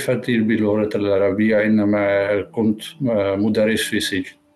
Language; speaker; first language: Arabic; non-native, learner; Dutch